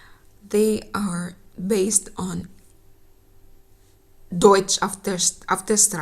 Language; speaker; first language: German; non-native, learner; Filipino